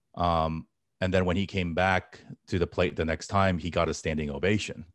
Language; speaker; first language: English; native; English